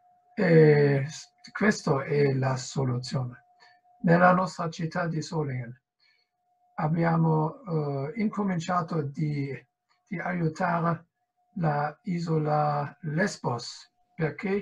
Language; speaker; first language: Italian; non-native, fluent; German